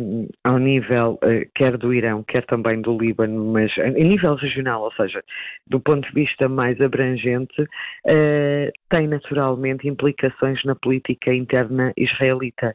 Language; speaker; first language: Portuguese; native; Portuguese